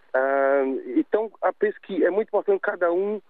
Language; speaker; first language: Portuguese; native; Portuguese